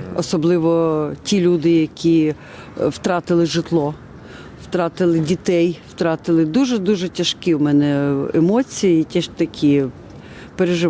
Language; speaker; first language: Ukrainian; native; Ukrainian